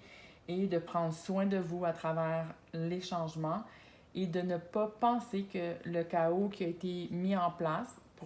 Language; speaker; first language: French; native; French